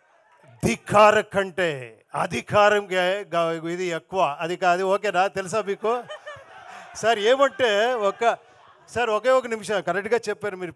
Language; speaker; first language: Telugu; non-native, local second language; Kannada